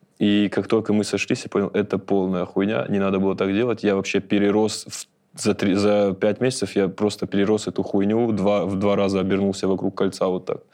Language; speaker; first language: Russian; native; Russian